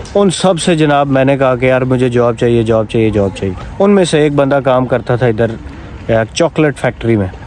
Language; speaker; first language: Urdu; non-native, local second language; Punjabi